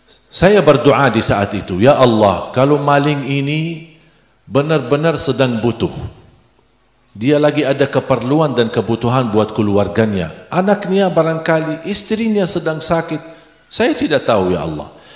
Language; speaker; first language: Indonesian; non-native, fluent; Arabic